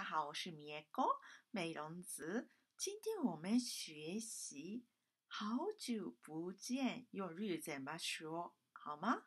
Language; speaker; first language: Chinese; non-native, fluent; Japanese